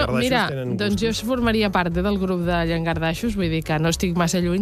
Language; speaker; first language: Catalan; native; Catalan